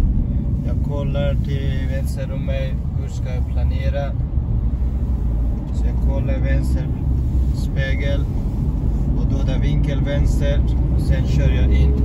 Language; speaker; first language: Swedish; non-native, fluent; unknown